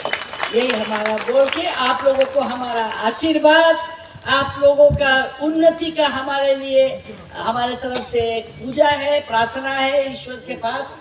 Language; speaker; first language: Hindi; non-native, local second language; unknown